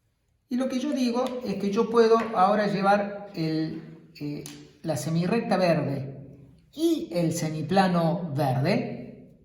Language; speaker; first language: Spanish; native; Spanish